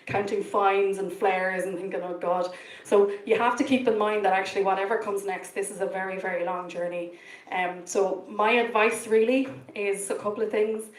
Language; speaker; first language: English; native; English